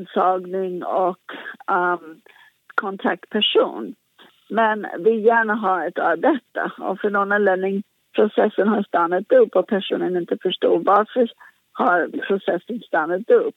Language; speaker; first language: Swedish; non-native, fluent; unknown